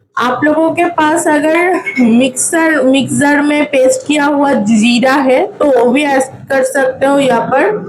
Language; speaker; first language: Hindi; non-native, local second language; Bangla